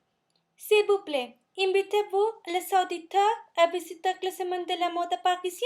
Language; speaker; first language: French; non-native, learner; Spanish